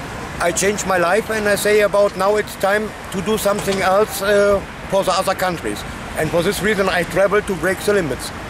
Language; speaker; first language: English; non-native, learner; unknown